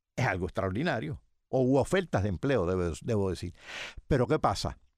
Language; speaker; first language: Spanish; native; Spanish